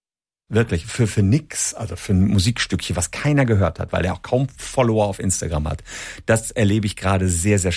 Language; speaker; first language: German; native; German